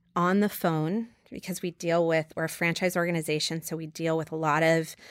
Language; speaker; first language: English; native; English